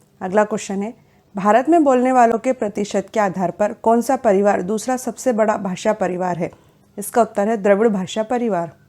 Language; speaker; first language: Hindi; native; Hindi